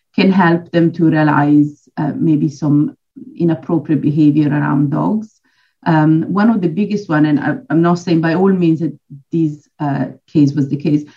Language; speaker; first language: English; non-native, fluent; Italian